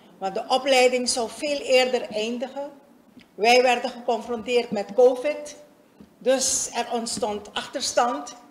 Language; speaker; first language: Dutch; native; Dutch